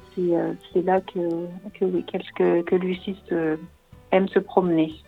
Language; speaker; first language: French; native; French